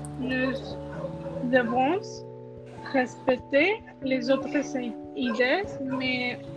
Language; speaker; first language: French; non-native, learner; Spanish